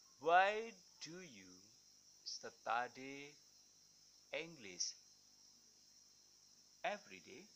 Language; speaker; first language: English; non-native, fluent; Indonesian